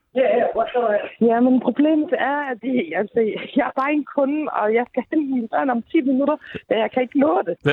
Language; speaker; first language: Danish; native; Danish